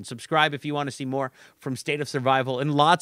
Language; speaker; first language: English; native; English